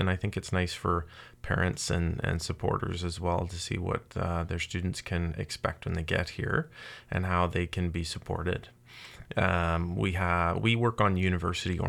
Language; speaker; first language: English; native; English